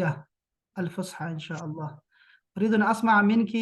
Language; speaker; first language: Arabic; non-native, fluent; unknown